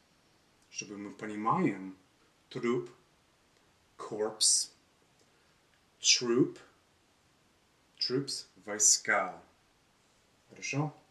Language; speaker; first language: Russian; non-native, learner; English